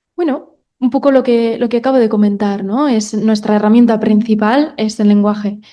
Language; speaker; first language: Spanish; native; Spanish